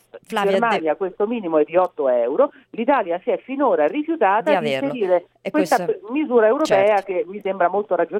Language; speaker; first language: Italian; native; Italian